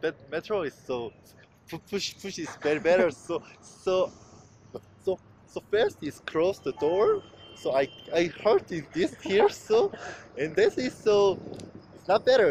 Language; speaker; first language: English; non-native, learner; Korean